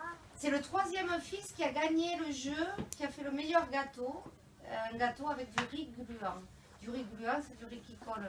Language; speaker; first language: French; native; French